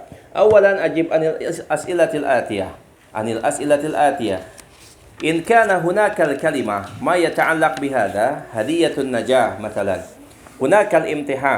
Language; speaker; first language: Arabic; non-native, fluent; Indonesian